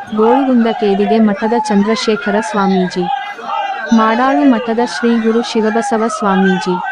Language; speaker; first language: Kannada; native; Kannada